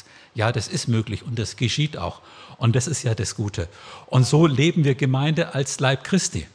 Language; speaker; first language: German; native; German